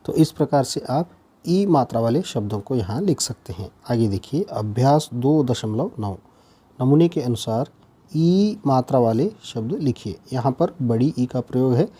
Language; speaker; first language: Hindi; non-native, local second language; Kannada